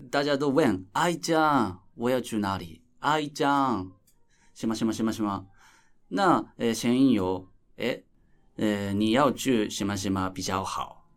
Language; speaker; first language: Chinese; non-native, fluent; Japanese